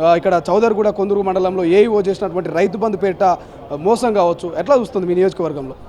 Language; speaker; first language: Telugu; native; Telugu